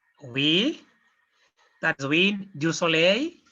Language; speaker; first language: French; non-native, fluent; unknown